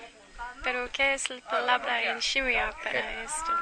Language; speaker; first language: Spanish; non-native, learner; English